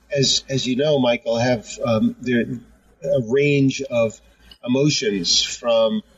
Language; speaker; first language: English; native; English